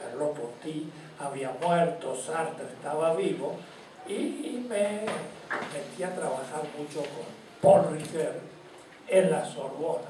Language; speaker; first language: Spanish; native; Spanish